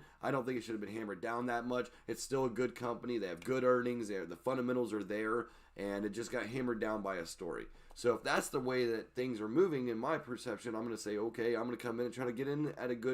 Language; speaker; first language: English; native; English